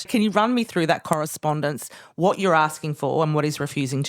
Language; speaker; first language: English; native; English